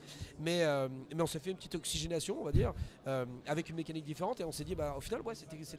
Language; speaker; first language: French; native; French